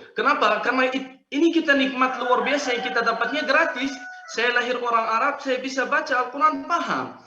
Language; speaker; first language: Indonesian; non-native, fluent; Arabic